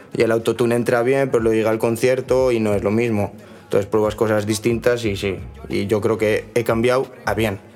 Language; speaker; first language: Spanish; native; Spanish